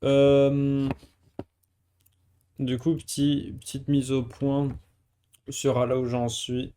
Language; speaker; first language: French; native; French